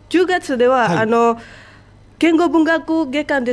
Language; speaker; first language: Japanese; non-native, fluent; Indonesian